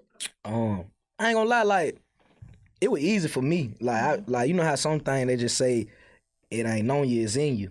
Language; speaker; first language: English; native; English